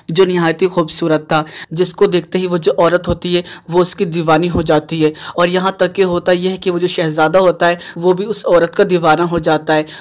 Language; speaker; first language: Urdu; native; Urdu